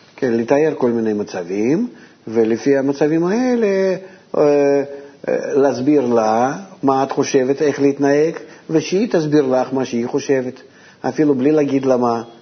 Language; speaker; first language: Hebrew; non-native, fluent; Russian